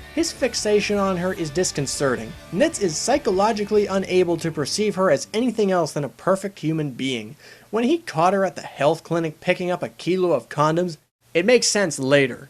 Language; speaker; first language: English; native; English